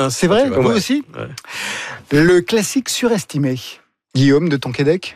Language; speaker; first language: French; native; French